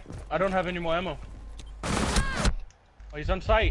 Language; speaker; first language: English; non-native, fluent; Danish